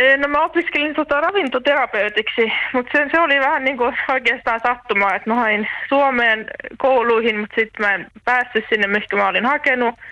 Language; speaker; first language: Finnish; native; Finnish